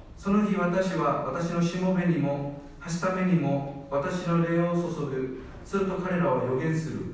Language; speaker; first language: Japanese; non-native, fluent; Korean